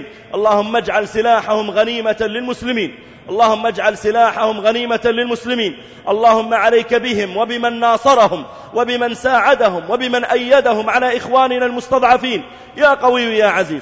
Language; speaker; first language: Arabic; native; Arabic